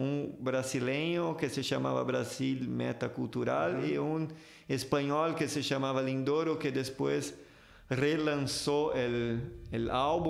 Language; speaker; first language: Spanish; non-native, fluent; Portuguese